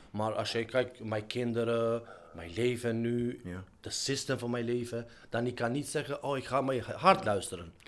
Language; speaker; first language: Dutch; non-native, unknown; Albanian